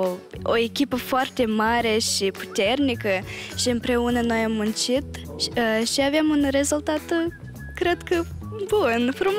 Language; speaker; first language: Romanian; early bilingual, heritage; Romanian